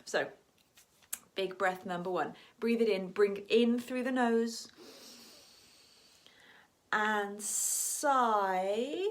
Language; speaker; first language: English; native; English